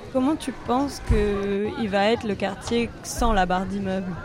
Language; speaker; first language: French; native; French